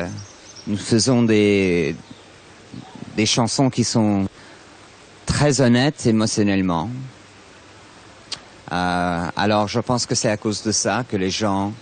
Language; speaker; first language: French; non-native, fluent; English